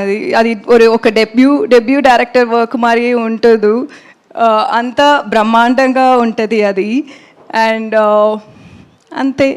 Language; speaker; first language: Telugu; non-native, local second language; Tamil